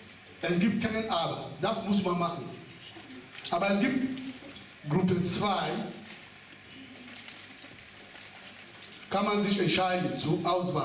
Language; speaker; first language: German; non-native, fluent; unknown